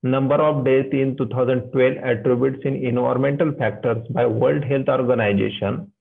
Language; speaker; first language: English; non-native, local second language; Marathi